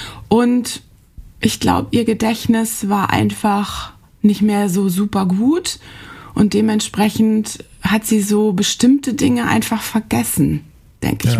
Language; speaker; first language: German; native; German